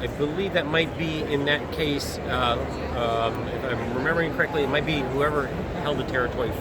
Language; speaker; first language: English; native; English